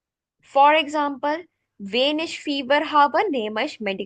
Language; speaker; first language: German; non-native, fluent; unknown